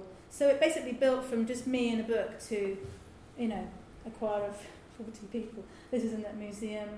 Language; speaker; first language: English; native; English